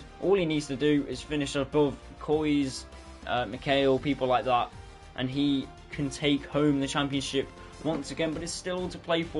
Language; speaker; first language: English; native; English